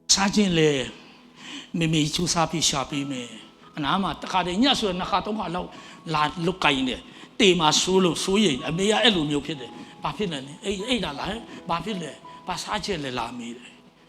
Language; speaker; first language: Burmese; non-native, local second language; Tedim Chin